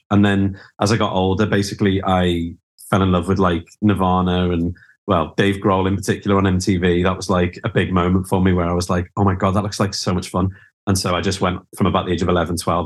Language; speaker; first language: English; native; English